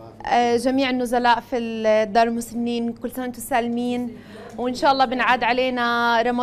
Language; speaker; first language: Arabic; native; Arabic